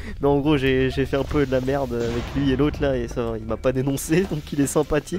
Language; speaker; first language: French; native; French